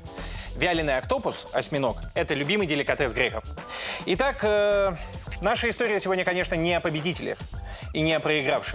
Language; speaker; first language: Russian; native; Russian